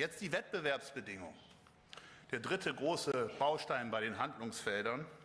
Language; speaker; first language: German; native; German